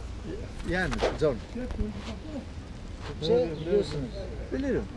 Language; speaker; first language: Turkish; early bilingual, heritage; Greek